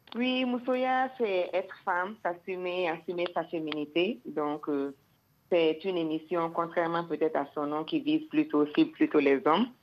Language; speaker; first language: French; non-native, local second language; Bambara